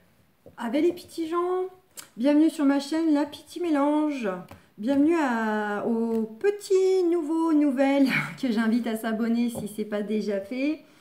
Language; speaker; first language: French; native; French